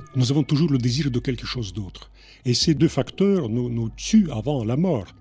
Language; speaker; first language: French; non-native, fluent; Russian